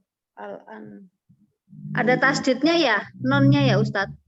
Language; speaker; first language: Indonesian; native; Indonesian